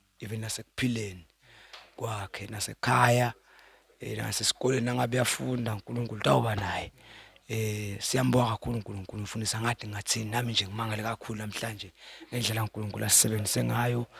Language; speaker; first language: Zulu; non-native, local second language; Swati